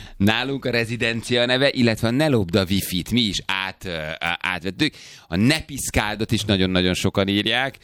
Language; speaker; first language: Hungarian; native; Hungarian